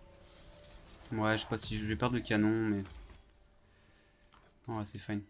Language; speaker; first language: French; native; French